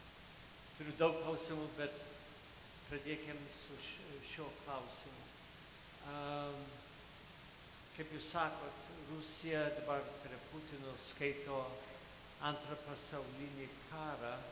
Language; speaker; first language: Lithuanian; early bilingual, heritage; Lithuanian